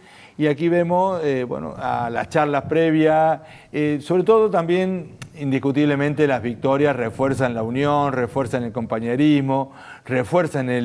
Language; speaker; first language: Spanish; native; Spanish